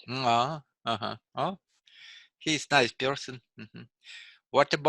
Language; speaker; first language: English; non-native, learner; Russian